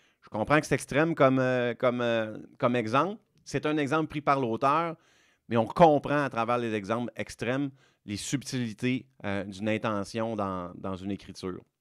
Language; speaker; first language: French; native; French